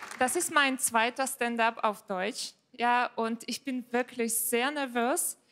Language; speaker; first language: German; non-native, fluent; Ukrainian